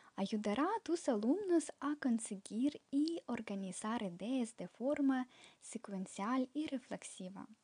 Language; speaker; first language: Spanish; non-native, fluent; Ukrainian